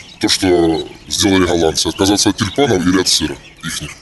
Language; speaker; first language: Russian; native; Russian